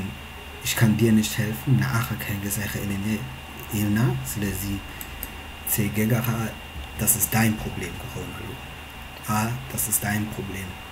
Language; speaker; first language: German; non-native, fluent; Tigrinya